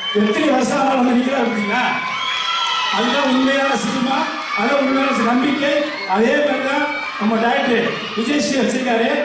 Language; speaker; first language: Tamil; native; Tamil